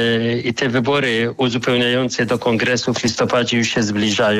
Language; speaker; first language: Polish; non-native, fluent; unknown